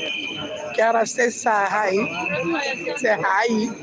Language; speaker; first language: Italian; non-native, learner; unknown